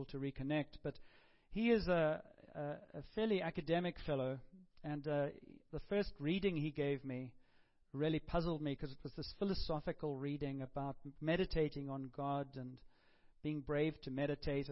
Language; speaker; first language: English; native; English